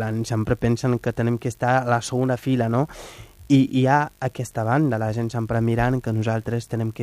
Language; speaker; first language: Catalan; non-native, fluent; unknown